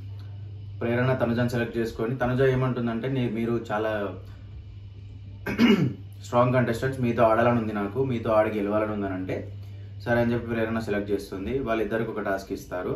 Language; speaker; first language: Telugu; native; Telugu